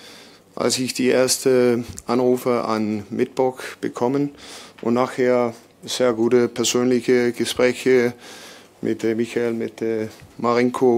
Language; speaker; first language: German; non-native, fluent; Danish